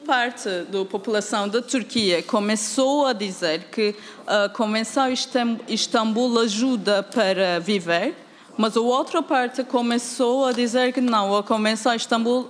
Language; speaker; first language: Portuguese; non-native, fluent; Turkish